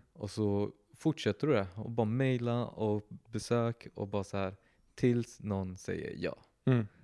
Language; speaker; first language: Swedish; native; Swedish